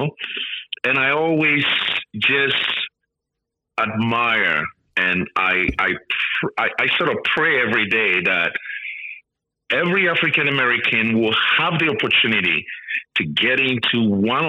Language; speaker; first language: English; non-native, local second language; Akan